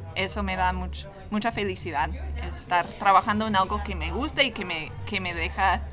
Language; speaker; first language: Spanish; non-native, fluent; English